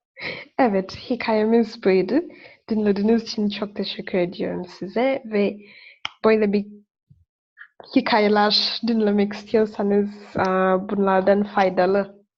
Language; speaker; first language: Turkish; non-native, learner; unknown